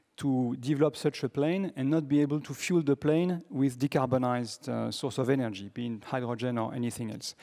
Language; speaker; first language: English; non-native, fluent; French